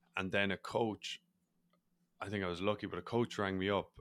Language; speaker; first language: English; native; English